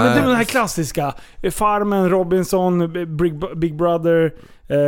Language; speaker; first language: Swedish; native; Swedish